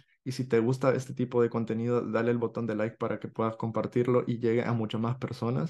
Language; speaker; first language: Spanish; native; Spanish